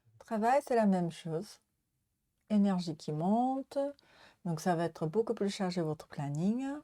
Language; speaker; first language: French; non-native, learner; Japanese